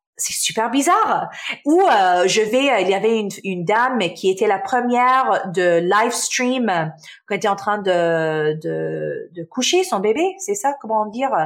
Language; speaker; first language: French; non-native, local second language; Arabic